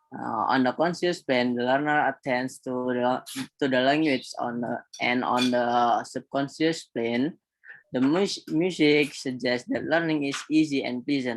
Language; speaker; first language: English; non-native, learner; Indonesian